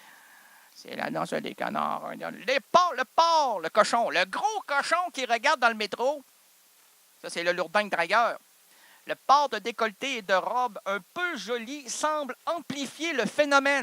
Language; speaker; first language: French; native; French